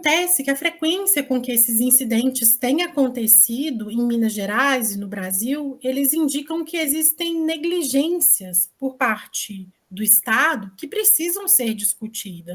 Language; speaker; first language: Portuguese; native; Portuguese